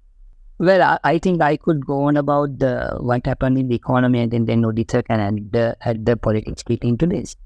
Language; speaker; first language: English; non-native, local second language; Sinhala